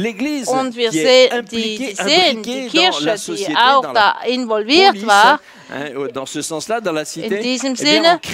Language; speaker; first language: German; non-native, fluent; French